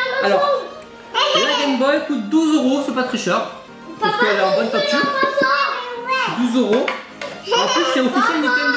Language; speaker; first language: French; native; French